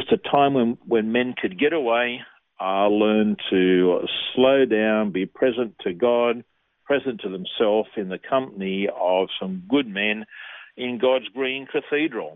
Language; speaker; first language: English; native; English